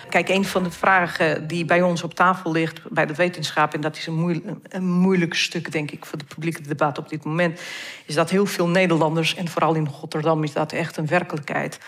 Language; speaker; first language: Dutch; non-native, fluent; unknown